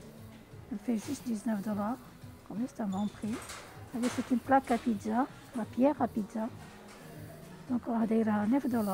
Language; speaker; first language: French; non-native, local second language; Arabic